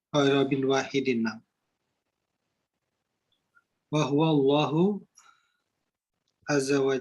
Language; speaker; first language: Arabic; non-native, learner; Indonesian